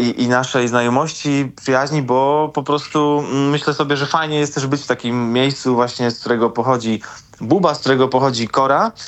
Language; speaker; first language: Polish; native; Polish